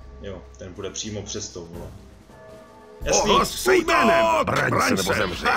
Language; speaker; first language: Czech; native; Czech